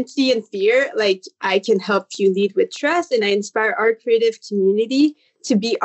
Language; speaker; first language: English; native; English